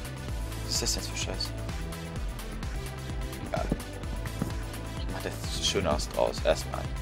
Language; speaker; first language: German; native; German